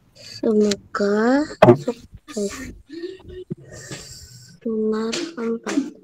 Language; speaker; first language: Indonesian; native; Indonesian